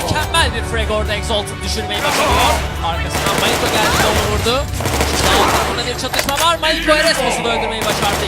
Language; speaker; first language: Turkish; native; Turkish